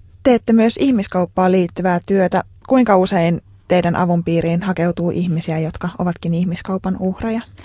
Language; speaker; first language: Finnish; native; Finnish